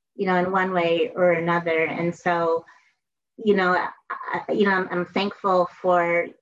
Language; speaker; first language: English; native; English